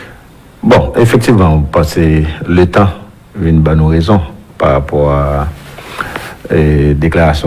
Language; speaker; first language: French; non-native, local second language; Haitian Creole